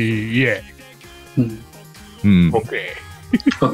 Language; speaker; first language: English; non-native, learner; Japanese